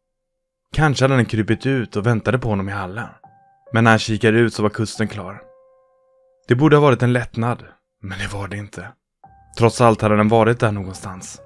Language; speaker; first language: Swedish; native; Swedish